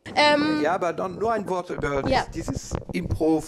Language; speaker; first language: German; non-native, learner; French